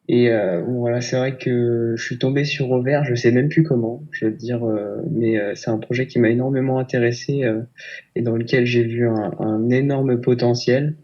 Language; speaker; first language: French; native; French